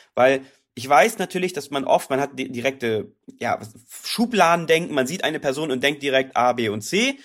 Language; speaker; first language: German; native; German